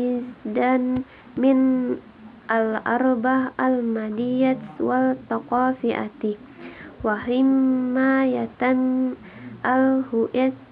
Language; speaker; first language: Arabic; non-native, learner; Indonesian